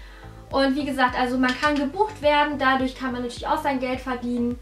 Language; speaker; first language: German; native; German